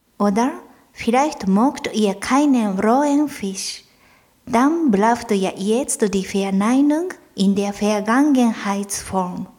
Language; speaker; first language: German; non-native, fluent; Japanese